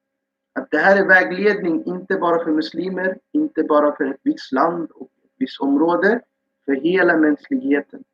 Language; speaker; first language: Swedish; non-native, fluent; Urdu